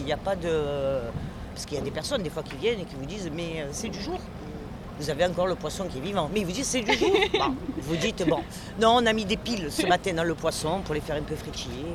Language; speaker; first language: French; native; French